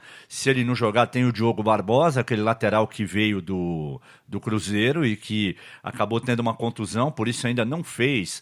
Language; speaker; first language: Portuguese; native; Portuguese